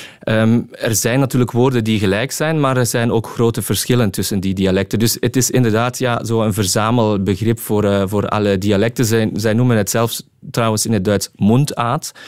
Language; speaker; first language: Dutch; non-native, local second language; German